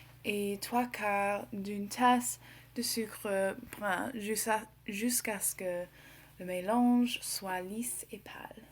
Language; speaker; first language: French; non-native, learner; English